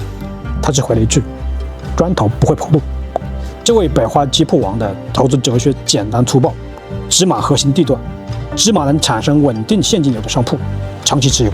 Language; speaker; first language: Chinese; native; Chinese